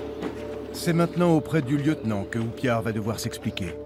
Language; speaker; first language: French; native; French